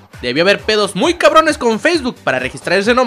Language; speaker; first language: Spanish; native; Spanish